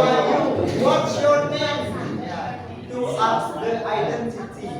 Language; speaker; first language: English; non-native, fluent; Indonesian